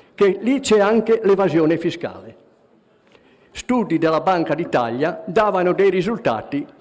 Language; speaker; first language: Italian; native; Italian